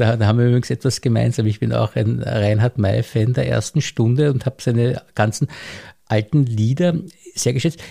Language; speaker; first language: German; native; German